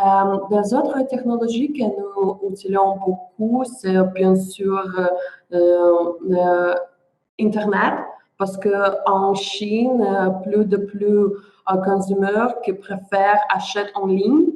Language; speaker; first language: French; non-native, learner; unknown